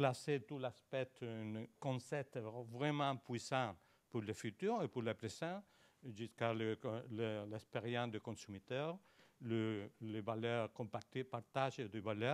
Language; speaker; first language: French; non-native, learner; Spanish